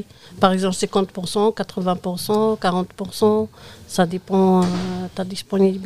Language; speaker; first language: French; non-native, fluent; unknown